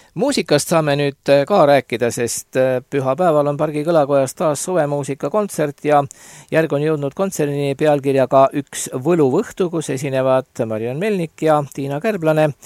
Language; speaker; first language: Estonian; native; Estonian